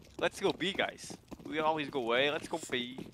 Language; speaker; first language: English; non-native, learner; Portuguese